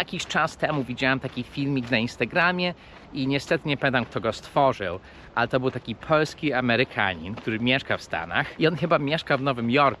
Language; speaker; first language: Polish; early bilingual, heritage; Polish